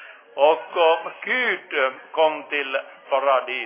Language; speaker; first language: Swedish; non-native, fluent; Finnish